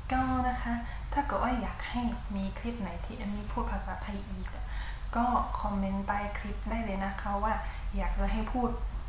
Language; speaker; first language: Thai; early bilingual, other home language; English